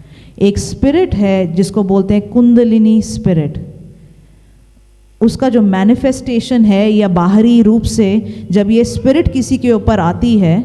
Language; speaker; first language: Hindi; native; Hindi